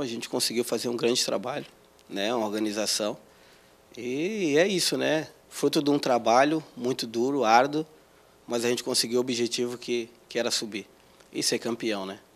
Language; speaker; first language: Portuguese; native; Portuguese